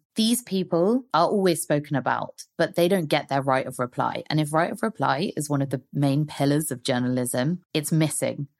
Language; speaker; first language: English; native; English